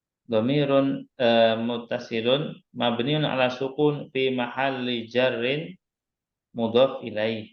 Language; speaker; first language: Arabic; non-native, fluent; Indonesian